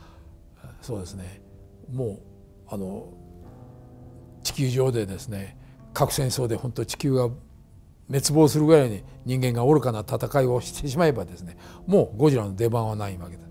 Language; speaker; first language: Japanese; native; Japanese